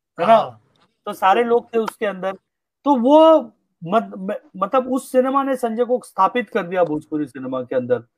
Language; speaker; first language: Hindi; native; Hindi